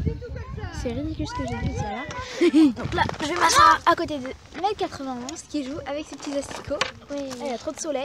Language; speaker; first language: French; native; French